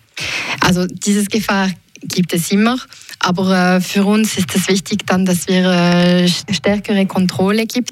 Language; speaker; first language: German; non-native, local second language; French